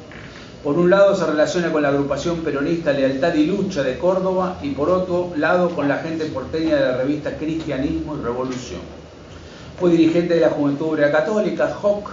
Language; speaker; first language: Spanish; native; Spanish